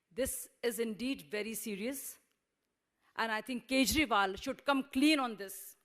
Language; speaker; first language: English; non-native, local second language; Hindi